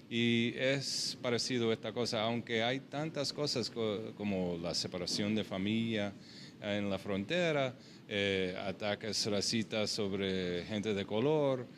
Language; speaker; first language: Spanish; early bilingual, heritage; English